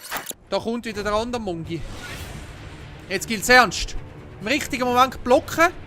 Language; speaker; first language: German; native; German